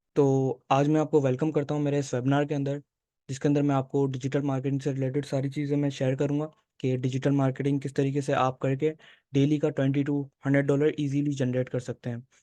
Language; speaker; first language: Urdu; native; Urdu